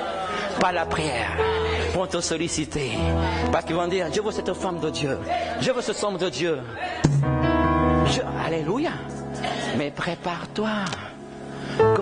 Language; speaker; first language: French; non-native, fluent; Spanish